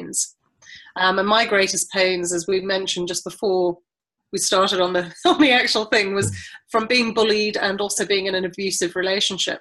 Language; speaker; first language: English; native; English